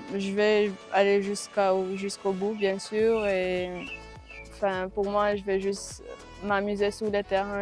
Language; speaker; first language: French; non-native, local second language; Rundi